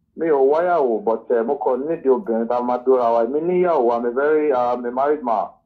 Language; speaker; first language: Yoruba; native; Yoruba